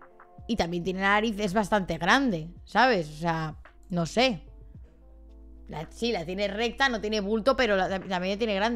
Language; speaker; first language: Spanish; native; Spanish